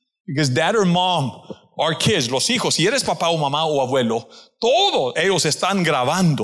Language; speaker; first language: Spanish; native; Spanish